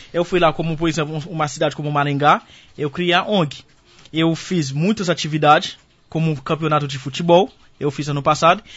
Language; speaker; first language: Portuguese; non-native, fluent; Haitian Creole